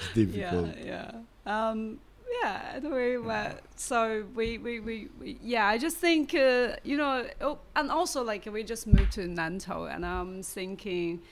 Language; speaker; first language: English; non-native, learner; Chinese